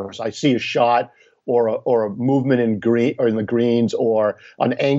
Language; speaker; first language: English; native; English